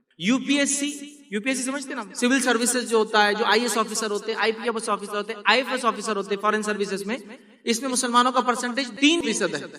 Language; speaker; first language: Urdu; native; Urdu